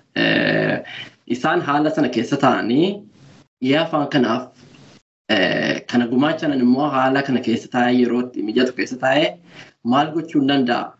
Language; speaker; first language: Oromo; early bilingual, other home language; Norwegian